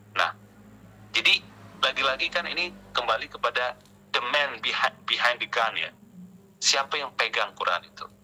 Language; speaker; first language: Indonesian; non-native, local second language; Achinese